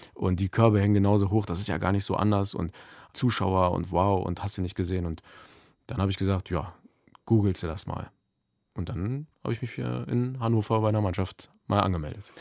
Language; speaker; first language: German; native; German